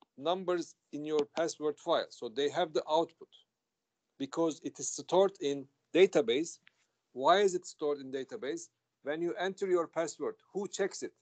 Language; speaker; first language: English; non-native, fluent; Turkish